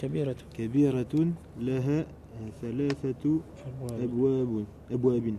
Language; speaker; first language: Arabic; non-native, learner; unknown